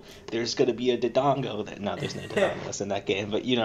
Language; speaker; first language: English; native; English